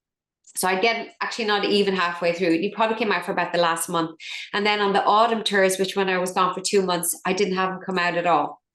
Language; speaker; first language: English; native; English